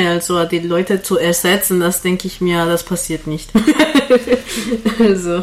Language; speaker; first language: German; non-native, fluent; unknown